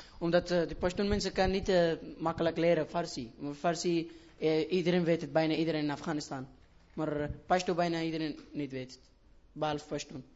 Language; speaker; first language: Dutch; non-native, learner; Persian